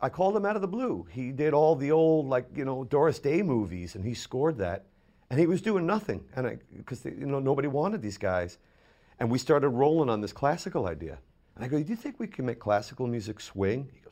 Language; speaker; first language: English; native; English